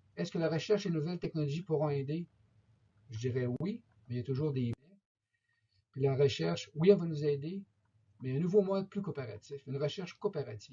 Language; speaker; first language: French; native; French